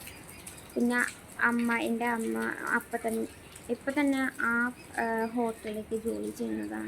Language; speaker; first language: Malayalam; non-native, local second language; Bangla